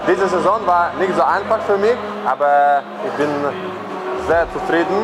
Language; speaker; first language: German; non-native, fluent; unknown